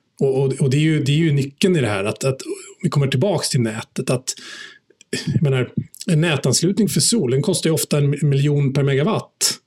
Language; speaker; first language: Swedish; native; Swedish